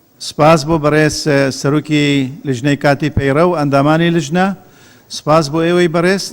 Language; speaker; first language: Central Kurdish; non-native, local second language; Kurdish